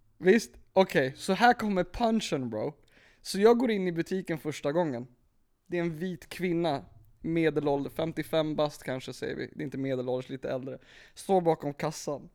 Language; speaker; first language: Swedish; early bilingual, other home language; Kurdish